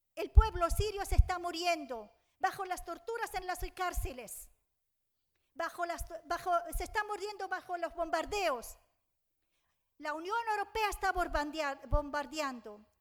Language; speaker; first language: Spanish; non-native, fluent; Arabic